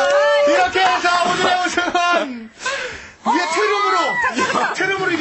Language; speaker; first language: Korean; native; Korean